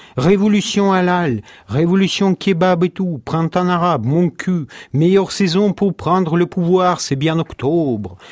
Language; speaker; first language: French; non-native, fluent; Russian